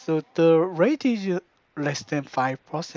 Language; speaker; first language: English; non-native, learner; Korean